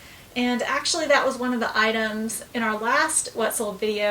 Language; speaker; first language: English; native; English